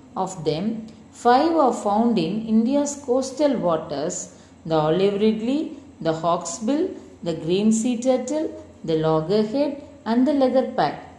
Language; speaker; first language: English; non-native, local second language; Tamil